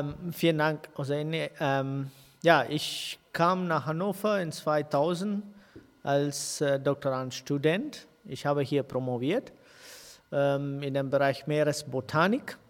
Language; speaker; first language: German; non-native, fluent; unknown